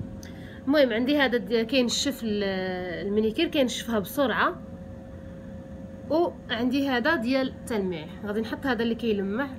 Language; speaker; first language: Arabic; native; Arabic